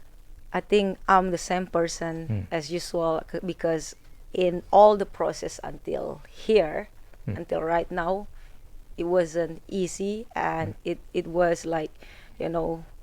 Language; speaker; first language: English; non-native, fluent; Indonesian